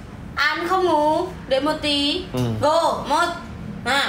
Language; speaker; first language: Vietnamese; non-native, learner; Indonesian